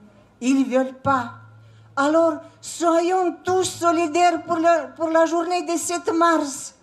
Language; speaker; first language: French; non-native, learner; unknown